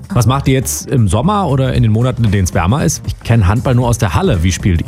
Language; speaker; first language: German; native; German